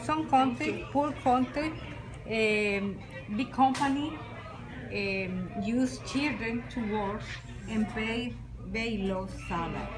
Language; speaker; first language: English; non-native, learner; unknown